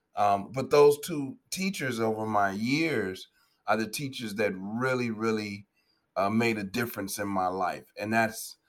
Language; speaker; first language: English; native; English